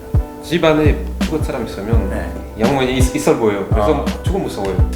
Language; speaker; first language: Korean; non-native, learner; French